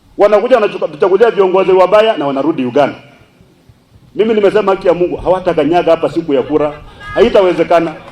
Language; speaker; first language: Swahili; non-native, local second language; Luyia